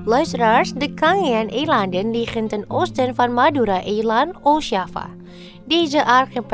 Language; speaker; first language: Dutch; non-native, fluent; Indonesian